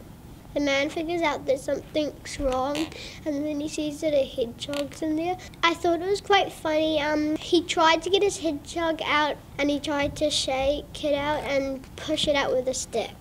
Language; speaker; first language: English; native; English